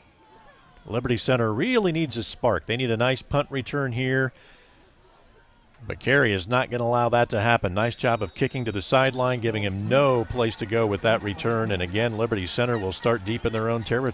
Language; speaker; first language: English; native; English